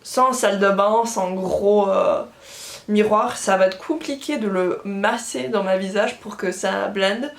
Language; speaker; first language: French; non-native, fluent; English